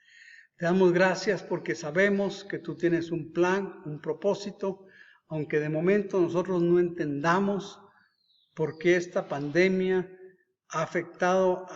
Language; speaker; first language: Spanish; native; Spanish